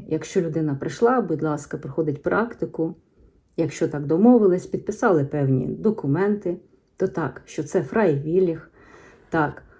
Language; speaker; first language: Ukrainian; native; Ukrainian